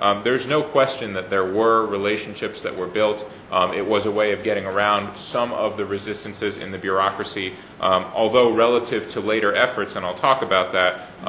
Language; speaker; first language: English; native; English